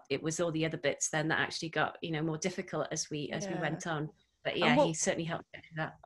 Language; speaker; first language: English; native; English